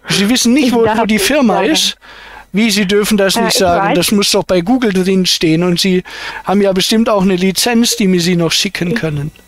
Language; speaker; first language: German; native; German